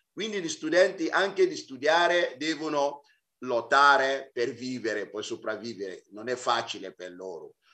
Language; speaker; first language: Italian; non-native, fluent; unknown